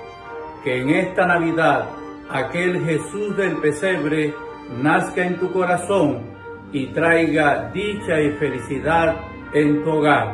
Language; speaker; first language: Spanish; native; Spanish